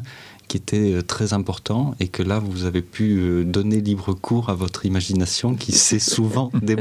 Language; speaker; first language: French; native; French